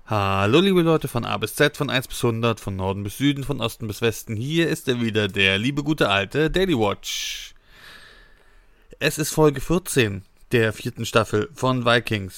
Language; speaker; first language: German; native; German